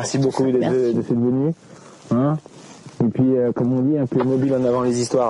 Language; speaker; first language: French; native; French